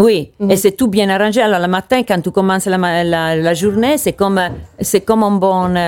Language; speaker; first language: French; non-native, learner; Italian